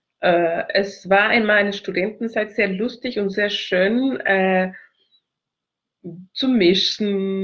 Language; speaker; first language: German; non-native, fluent; Spanish